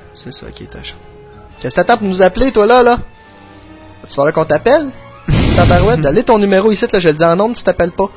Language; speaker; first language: French; native; French